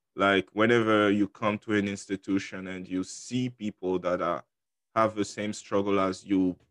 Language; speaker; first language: English; non-native, fluent; French